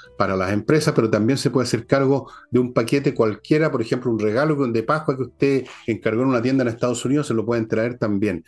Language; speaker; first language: Spanish; native; Spanish